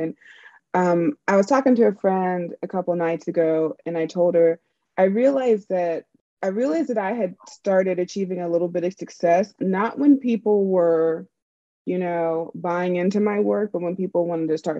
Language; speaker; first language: English; native; English